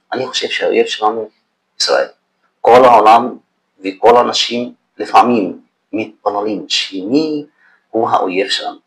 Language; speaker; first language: Hebrew; non-native, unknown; Arabic